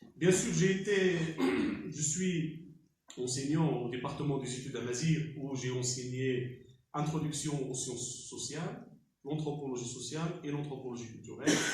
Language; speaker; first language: French; non-native, local second language; Berber languages